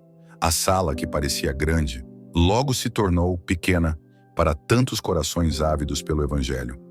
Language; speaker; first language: Portuguese; native; Portuguese